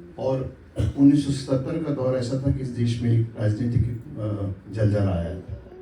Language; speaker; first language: Hindi; native; Hindi